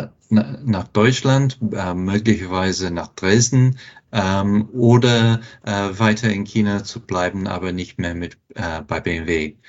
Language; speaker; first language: German; non-native, fluent; English